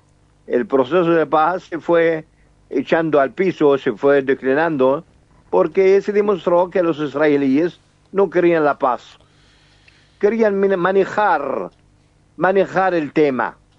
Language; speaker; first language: Spanish; non-native, fluent; Arabic